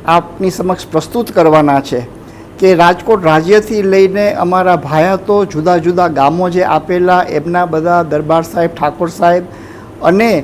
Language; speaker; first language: Gujarati; native; Gujarati